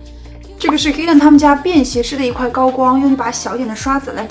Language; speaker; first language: Chinese; native; Chinese